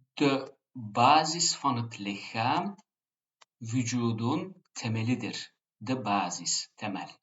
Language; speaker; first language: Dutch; non-native, fluent; Turkish